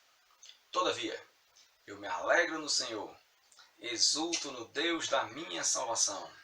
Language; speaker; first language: Portuguese; native; Portuguese